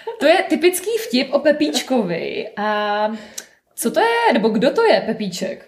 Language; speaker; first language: Czech; native; Czech